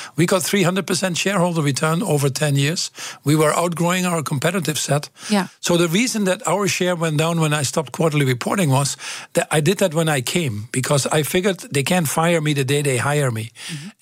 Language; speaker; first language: English; non-native, fluent; Dutch